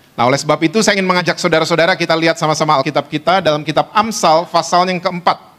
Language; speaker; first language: Indonesian; native; Indonesian